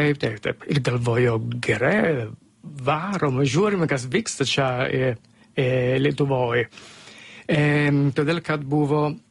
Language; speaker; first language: Lithuanian; non-native, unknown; Italian